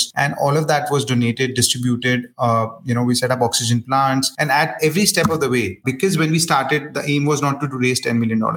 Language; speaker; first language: English; non-native, local second language; Hindi